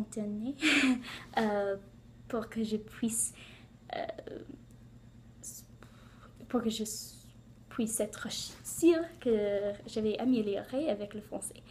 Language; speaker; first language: French; non-native, learner; English